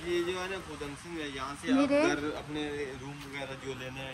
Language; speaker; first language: Korean; non-native, learner; Urdu